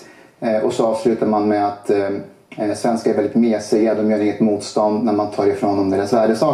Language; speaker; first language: Swedish; early bilingual, other home language; Persian